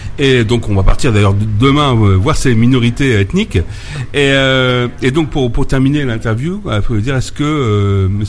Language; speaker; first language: French; native; French